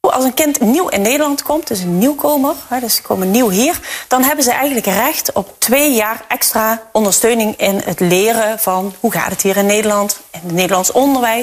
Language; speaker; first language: Dutch; native; Dutch